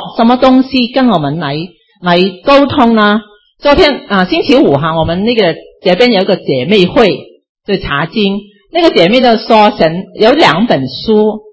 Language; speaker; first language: Chinese; non-native, local second language; Cantonese